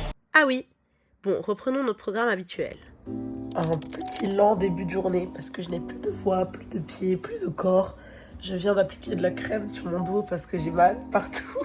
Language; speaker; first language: French; native; French